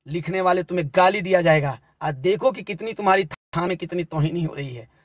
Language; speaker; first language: Hindi; native; Hindi